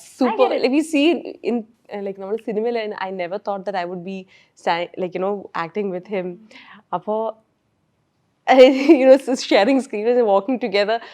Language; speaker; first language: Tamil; non-native, learner; Malayalam